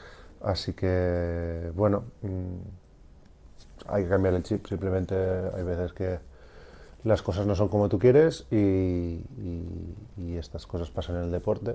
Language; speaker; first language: Spanish; native; Spanish